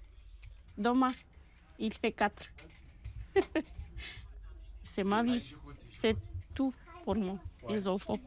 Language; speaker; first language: French; non-native, learner; Romanian